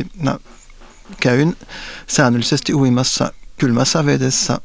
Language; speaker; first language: Finnish; non-native, fluent; French